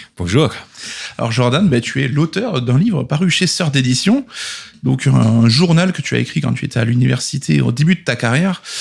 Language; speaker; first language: French; native; French